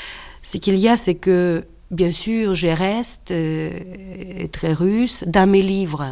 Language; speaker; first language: French; non-native, fluent; Russian